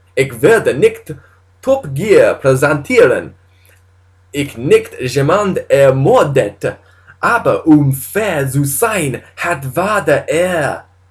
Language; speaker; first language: German; non-native, learner; English